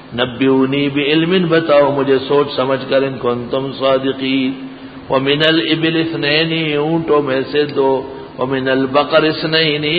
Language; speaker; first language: Urdu; non-native, local second language; Pashto